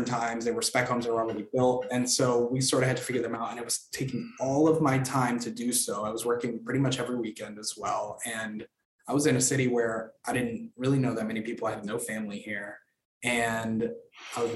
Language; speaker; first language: English; native; English